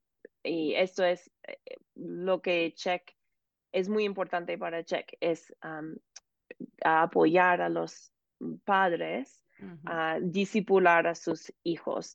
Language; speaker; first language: Spanish; non-native, fluent; English